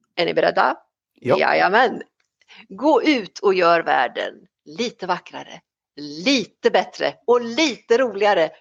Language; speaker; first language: Swedish; native; Swedish